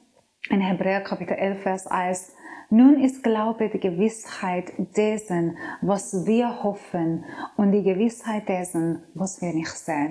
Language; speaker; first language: German; non-native, fluent; Persian